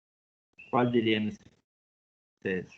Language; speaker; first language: Spanish; native; Spanish